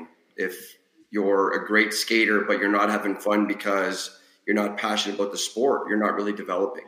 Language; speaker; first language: English; native; English